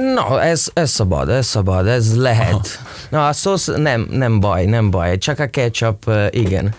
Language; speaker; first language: Hungarian; non-native, learner; Italian